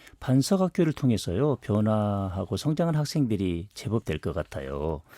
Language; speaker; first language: Korean; native; Korean